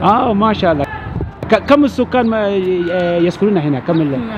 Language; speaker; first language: Arabic; non-native, learner; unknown